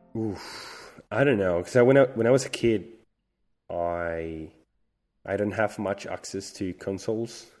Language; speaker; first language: English; non-native, fluent; Spanish